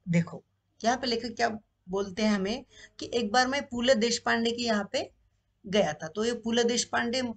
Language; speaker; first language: Hindi; non-native, local second language; Marathi